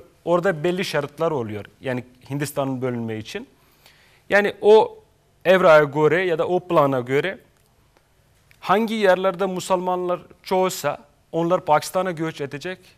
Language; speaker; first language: Turkish; non-native, fluent; Kashmiri